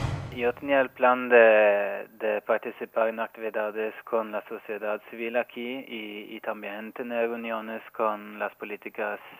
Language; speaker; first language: Spanish; non-native, fluent; Norwegian